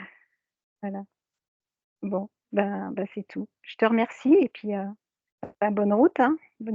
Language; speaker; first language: French; native; French